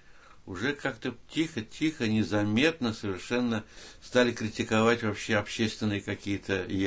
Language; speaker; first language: Russian; native; Russian